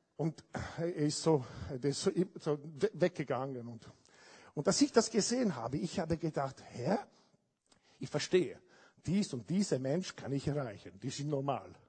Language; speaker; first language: German; non-native, fluent; Italian